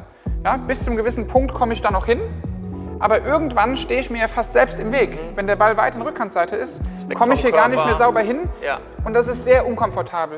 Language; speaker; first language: German; native; German